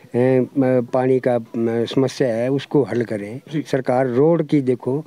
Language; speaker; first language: Hindi; native; Hindi